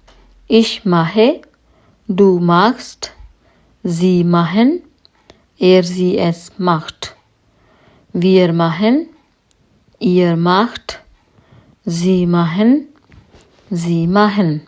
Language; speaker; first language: German; non-native, fluent; Hindi